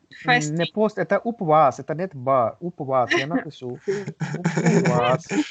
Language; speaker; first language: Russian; non-native, learner; Hindi